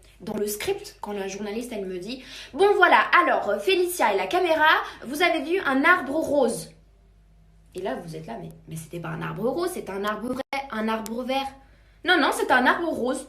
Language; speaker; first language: French; native; French